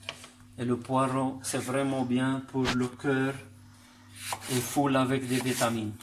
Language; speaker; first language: French; non-native, learner; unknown